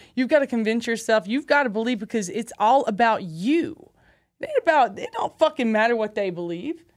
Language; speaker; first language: English; native; English